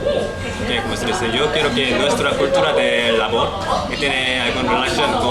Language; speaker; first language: Spanish; non-native, fluent; Korean